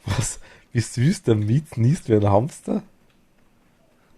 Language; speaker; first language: German; native; German